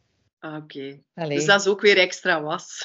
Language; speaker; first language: Dutch; native; Dutch